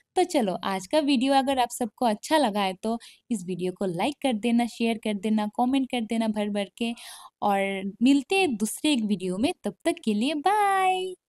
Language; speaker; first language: Hindi; non-native, local second language; Bangla